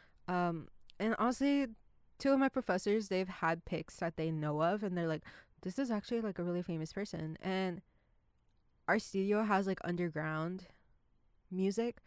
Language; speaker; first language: English; early bilingual, other home language; Spanish